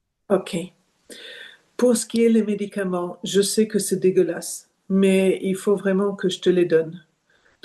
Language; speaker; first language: French; non-native, fluent; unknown